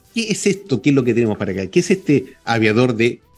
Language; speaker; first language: Spanish; native; Spanish